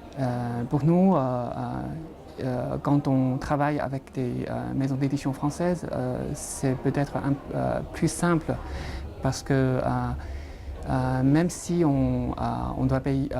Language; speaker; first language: French; non-native, fluent; Chinese